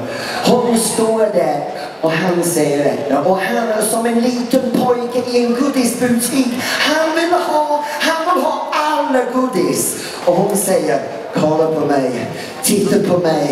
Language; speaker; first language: Swedish; non-native, fluent; English